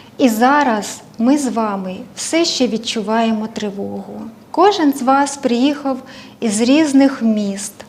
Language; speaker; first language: Ukrainian; native; Ukrainian